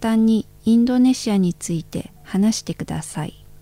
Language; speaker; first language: Japanese; non-native, learner; Indonesian